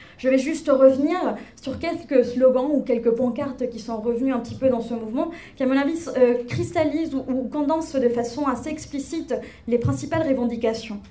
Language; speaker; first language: French; non-native, fluent; Spanish